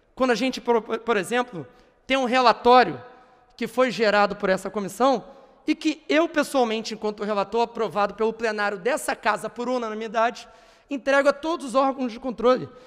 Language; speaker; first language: Portuguese; native; Portuguese